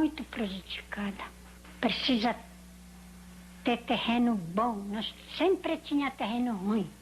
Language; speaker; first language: Portuguese; non-native, learner; Polish